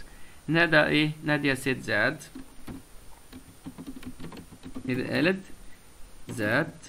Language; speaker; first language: Arabic; native; Arabic